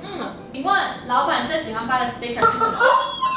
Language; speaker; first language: Chinese; native; Chinese